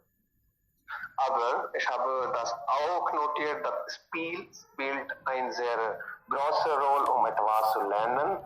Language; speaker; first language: German; non-native, learner; Hindi